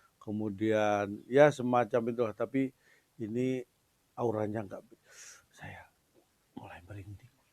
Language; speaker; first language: Indonesian; native; Indonesian